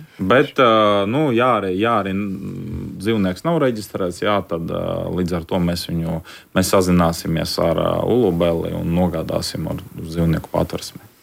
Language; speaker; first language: Latvian; native; Latvian